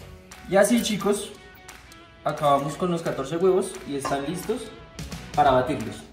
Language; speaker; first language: Spanish; native; Spanish